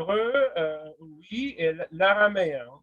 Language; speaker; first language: French; non-native, fluent; Russian